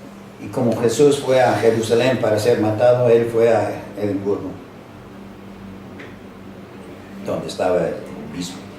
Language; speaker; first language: Spanish; non-native, fluent; English